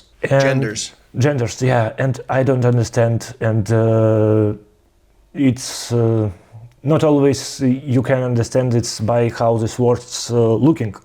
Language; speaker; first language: English; non-native, learner; Russian